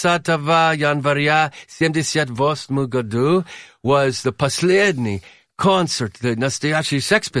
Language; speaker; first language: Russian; non-native, learner; English